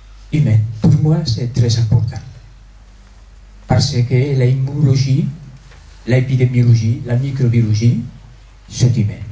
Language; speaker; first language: French; non-native, fluent; Spanish